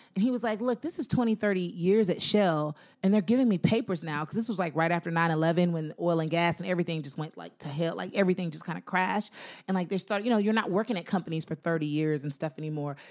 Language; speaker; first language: English; native; English